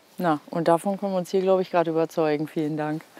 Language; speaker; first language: German; native; German